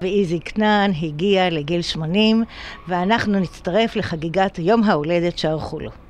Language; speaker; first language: Hebrew; native; Hebrew